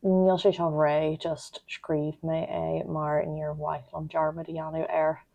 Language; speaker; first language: Irish; non-native, local second language; English